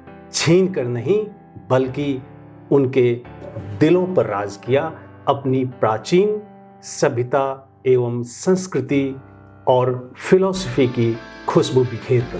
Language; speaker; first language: Hindi; native; Hindi